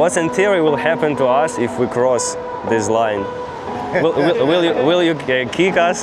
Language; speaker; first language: English; non-native, learner; Ukrainian